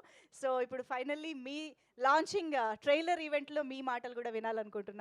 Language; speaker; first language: Telugu; native; Telugu